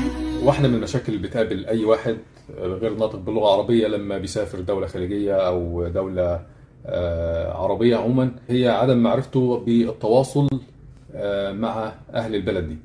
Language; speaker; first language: Arabic; native; Arabic